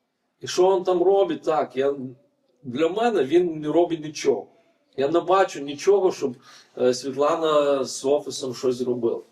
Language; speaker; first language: Ukrainian; non-native, fluent; Lithuanian